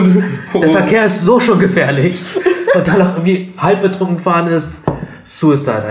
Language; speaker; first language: German; native; German